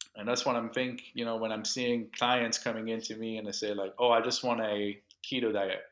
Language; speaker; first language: English; non-native, local second language; French